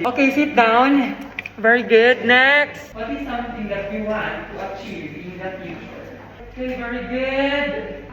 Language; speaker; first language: English; non-native, fluent; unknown